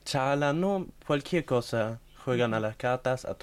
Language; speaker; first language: Spanish; non-native, fluent; German